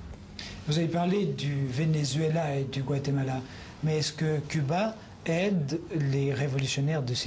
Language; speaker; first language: French; native; French